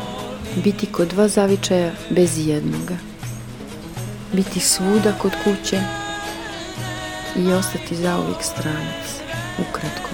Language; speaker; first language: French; non-native, fluent; Serbian